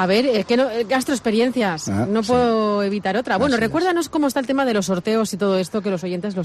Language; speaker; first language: Spanish; native; Spanish